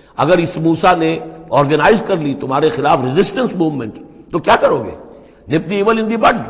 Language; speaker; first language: Urdu; native; Urdu